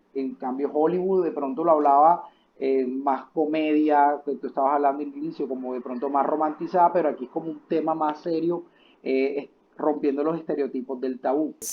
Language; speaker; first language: Spanish; native; Spanish